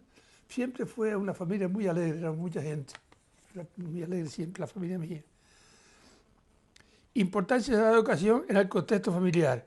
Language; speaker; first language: Spanish; native; Spanish